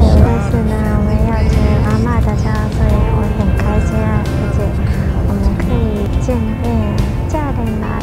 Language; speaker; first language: Chinese; non-native, fluent; Japanese